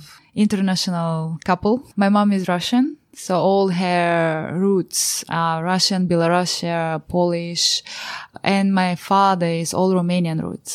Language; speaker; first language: English; non-native, fluent; Romanian